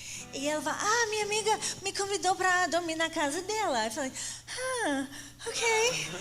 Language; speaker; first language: Portuguese; non-native, fluent; English